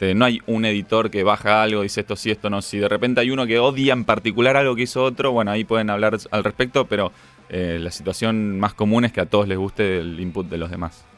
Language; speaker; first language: Spanish; native; Spanish